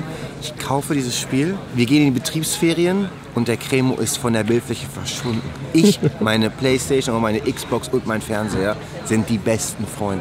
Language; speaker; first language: German; native; German